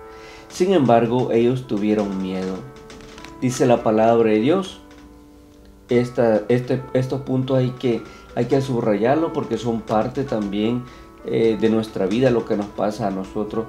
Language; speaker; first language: Spanish; native; Spanish